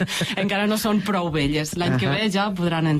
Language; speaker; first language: Catalan; native; Catalan